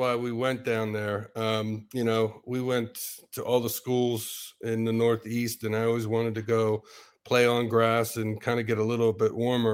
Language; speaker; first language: English; native; English